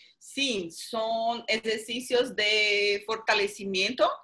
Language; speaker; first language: Spanish; non-native, learner; Portuguese